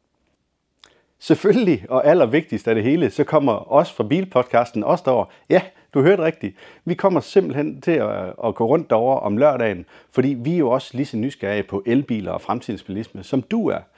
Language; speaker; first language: Danish; native; Danish